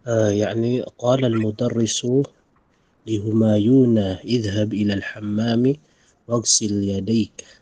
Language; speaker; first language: Arabic; non-native, learner; Filipino